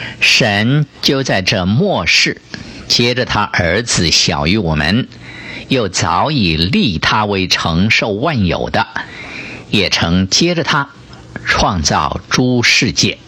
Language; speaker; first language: Chinese; native; Chinese